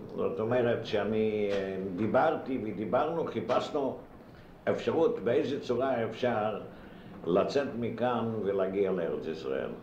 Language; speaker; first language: Hebrew; non-native, fluent; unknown